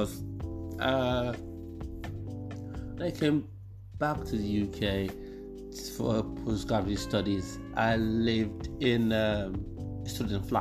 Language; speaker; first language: English; non-native, local second language; Igbo